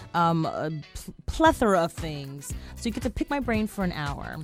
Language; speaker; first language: English; early bilingual, other home language; Spanish